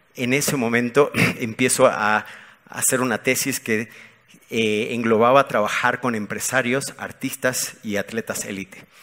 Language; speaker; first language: Spanish; native; Spanish